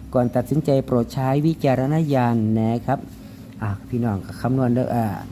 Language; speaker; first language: Thai; native; Thai